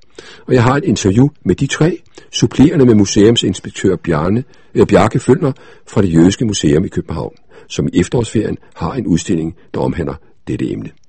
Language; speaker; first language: Danish; native; Danish